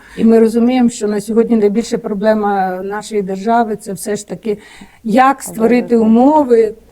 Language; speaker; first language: Ukrainian; native; Ukrainian